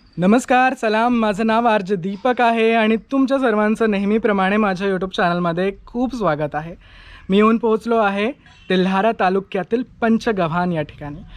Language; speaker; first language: Marathi; native; Marathi